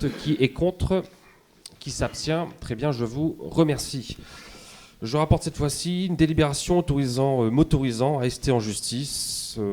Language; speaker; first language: French; native; French